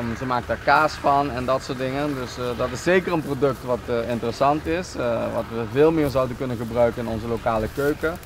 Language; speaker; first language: Dutch; non-native, local second language; Papiamento